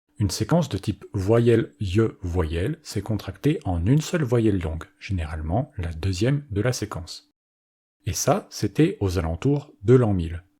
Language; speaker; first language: French; native; French